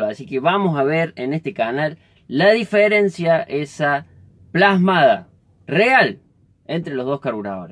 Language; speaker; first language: Spanish; native; Spanish